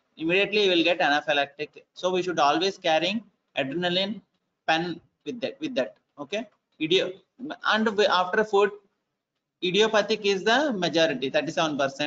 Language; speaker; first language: English; non-native, local second language; Telugu